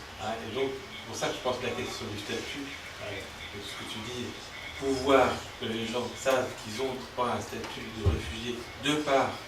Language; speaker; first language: French; native; French